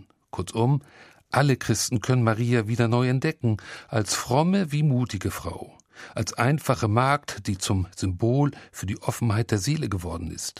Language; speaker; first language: German; native; German